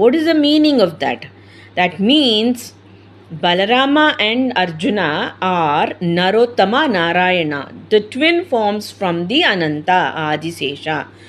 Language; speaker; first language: English; non-native, local second language; Telugu